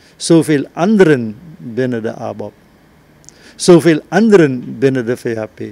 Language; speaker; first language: Dutch; native; Dutch